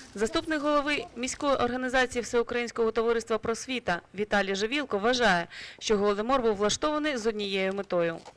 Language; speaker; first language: Ukrainian; native; Ukrainian